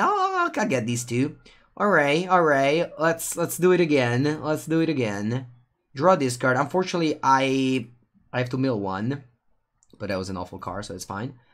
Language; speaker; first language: English; non-native, fluent; Italian